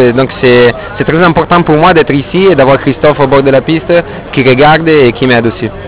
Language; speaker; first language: French; non-native, fluent; Italian